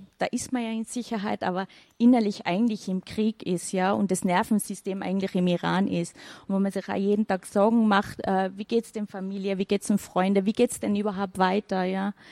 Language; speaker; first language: German; non-native, fluent; Persian